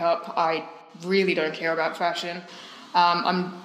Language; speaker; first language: English; native; English